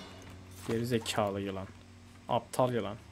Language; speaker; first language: Turkish; native; Turkish